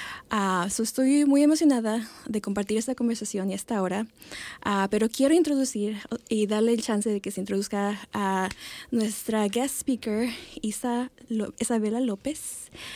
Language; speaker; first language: Spanish; native; Spanish